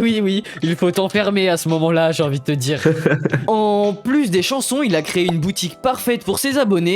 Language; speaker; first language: French; native; French